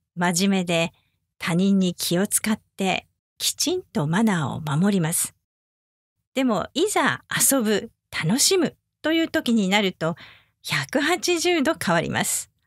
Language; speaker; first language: Japanese; native; Japanese